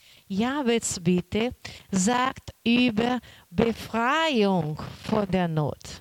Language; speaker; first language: German; non-native, learner; Portuguese